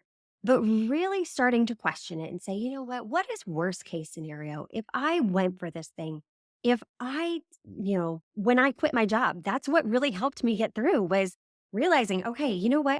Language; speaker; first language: English; native; English